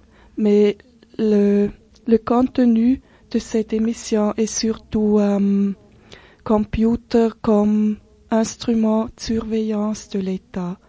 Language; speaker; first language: French; non-native, local second language; German